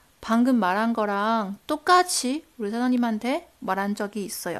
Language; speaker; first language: Korean; non-native, fluent; Chinese